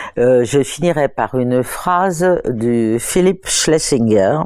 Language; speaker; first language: French; native; French